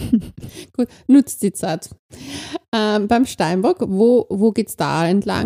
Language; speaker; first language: German; native; German